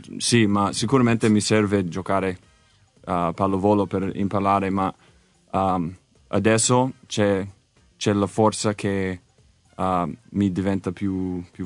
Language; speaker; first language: Italian; non-native, learner; English